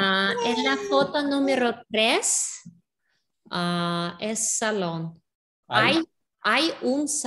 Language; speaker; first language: Spanish; non-native, learner; English